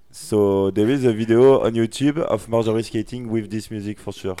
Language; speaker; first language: English; non-native, fluent; French